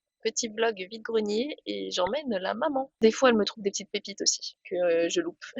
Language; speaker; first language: French; native; French